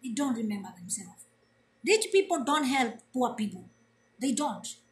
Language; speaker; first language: English; non-native, local second language; Swahili